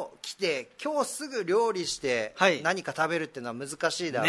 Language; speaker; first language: Japanese; native; Japanese